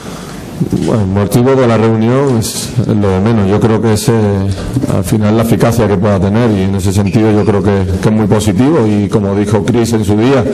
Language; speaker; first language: Spanish; native; Spanish